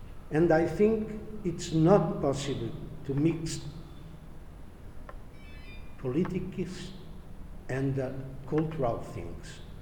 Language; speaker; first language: English; non-native, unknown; Portuguese